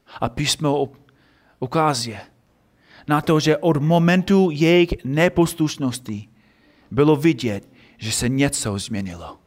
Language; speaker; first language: Czech; non-native, fluent; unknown